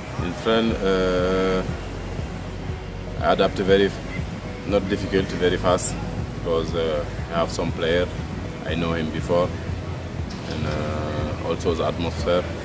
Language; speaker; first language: English; non-native, learner; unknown